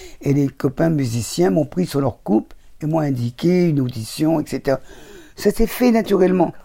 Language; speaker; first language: French; native; French